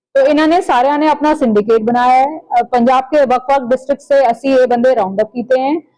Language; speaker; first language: Hindi; non-native, local second language; Punjabi